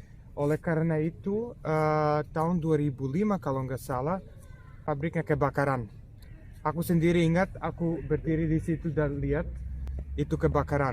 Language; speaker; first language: Indonesian; non-native, fluent; Serbian